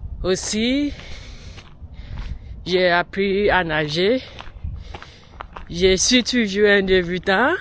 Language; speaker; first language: French; non-native, learner; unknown